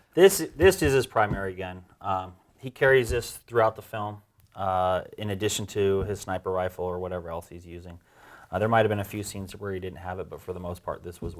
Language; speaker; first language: English; native; English